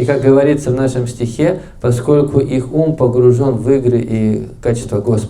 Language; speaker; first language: Russian; native; Russian